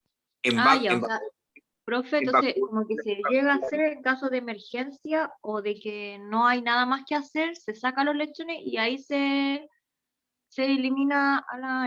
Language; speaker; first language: Spanish; native; Spanish